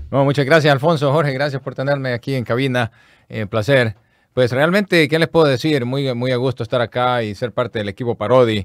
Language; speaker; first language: Spanish; native; Spanish